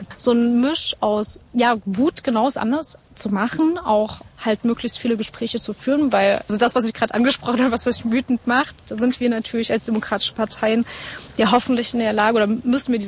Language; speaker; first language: German; native; German